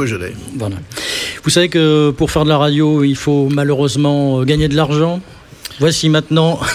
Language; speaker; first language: French; native; French